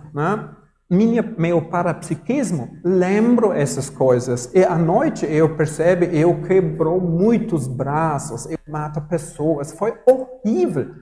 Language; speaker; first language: Portuguese; non-native, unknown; German